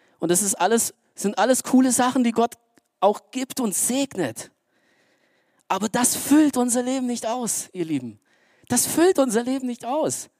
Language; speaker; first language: German; early bilingual, other home language; Romanian